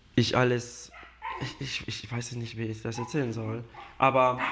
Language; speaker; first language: German; non-native, fluent; Spanish